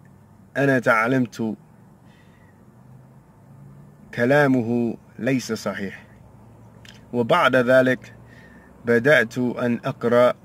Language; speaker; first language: Arabic; non-native, learner; English